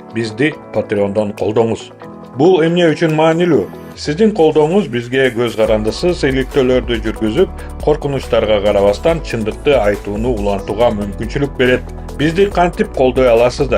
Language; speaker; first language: Kyrgyz; native; Kyrgyz